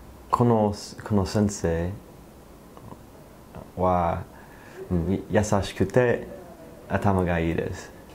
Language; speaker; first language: Japanese; non-native, learner; English